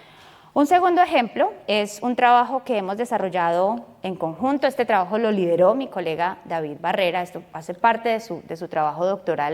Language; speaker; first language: Spanish; native; Spanish